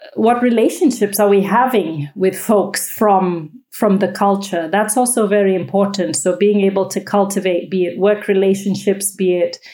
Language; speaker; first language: English; native; English